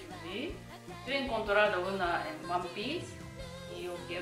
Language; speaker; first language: Spanish; non-native, learner; Japanese